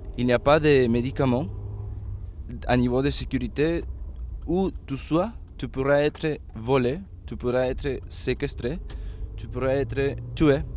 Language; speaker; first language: French; non-native, fluent; Spanish